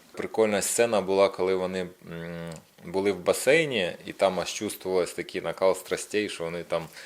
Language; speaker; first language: Ukrainian; non-native, local second language; Russian